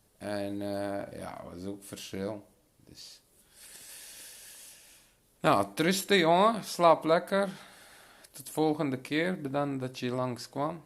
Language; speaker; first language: Dutch; non-native, local second language; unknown